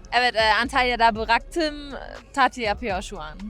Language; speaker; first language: Turkish; non-native, fluent; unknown